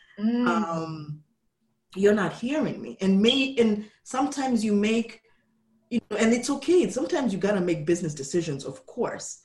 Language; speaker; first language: English; non-native, local second language; Kikuyu